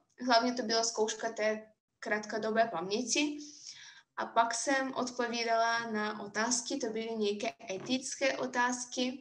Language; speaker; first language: Czech; non-native, fluent; Russian